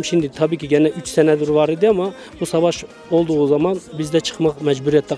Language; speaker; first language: Turkish; early bilingual, heritage; Turkish